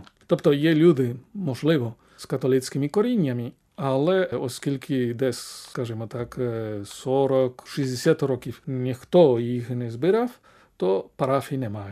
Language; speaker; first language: Ukrainian; non-native, fluent; Spanish